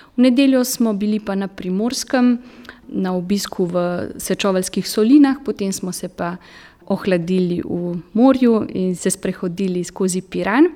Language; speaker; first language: Slovenian; native; Slovenian